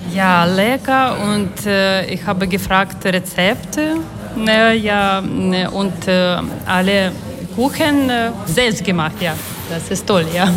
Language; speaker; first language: German; non-native, learner; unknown